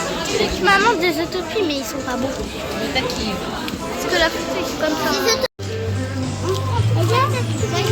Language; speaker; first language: French; native; French